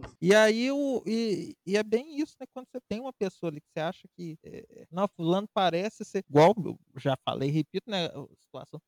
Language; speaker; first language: Portuguese; native; Portuguese